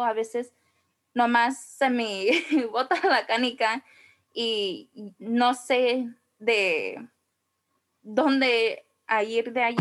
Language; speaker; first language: Spanish; early bilingual, heritage; Spanish